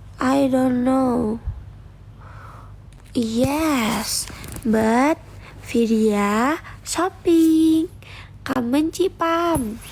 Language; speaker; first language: English; non-native, learner; Indonesian